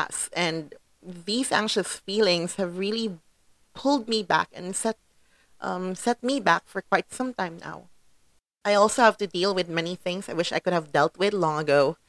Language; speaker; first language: English; non-native, local second language; Cebuano